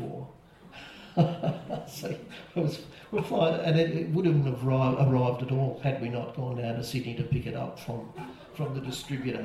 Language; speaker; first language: English; native; English